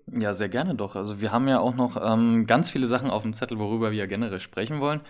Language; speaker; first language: German; native; German